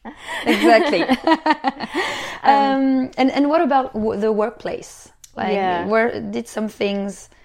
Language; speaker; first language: English; non-native, fluent; French